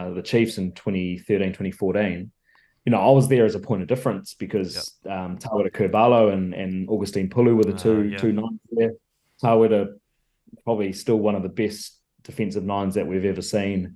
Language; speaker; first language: English; native; English